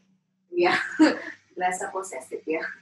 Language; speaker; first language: Indonesian; native; Indonesian